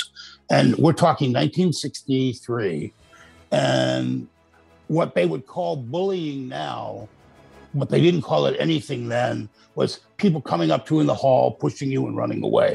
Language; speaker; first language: English; native; English